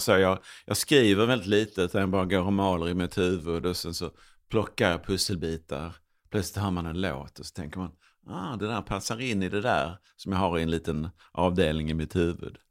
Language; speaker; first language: Swedish; native; Swedish